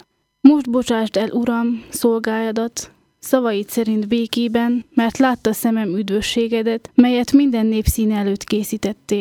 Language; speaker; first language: Hungarian; native; Hungarian